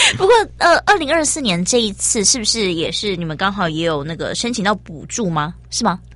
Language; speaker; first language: Chinese; native; Chinese